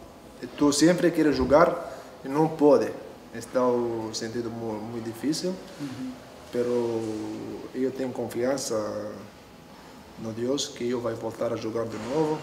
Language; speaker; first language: Portuguese; non-native, learner; Arabic